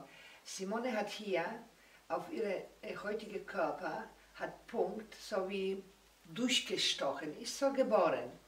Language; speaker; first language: German; non-native, learner; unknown